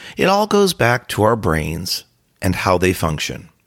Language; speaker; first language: English; native; English